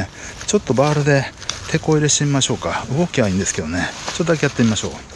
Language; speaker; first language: Japanese; native; Japanese